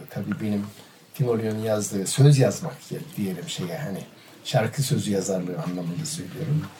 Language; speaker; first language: Turkish; native; Turkish